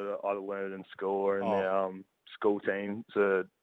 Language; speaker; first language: English; native; English